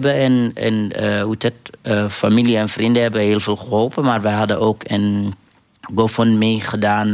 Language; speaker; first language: Dutch; non-native, fluent; Arabic